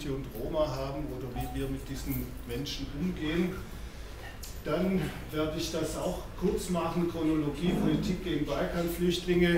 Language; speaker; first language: German; native; German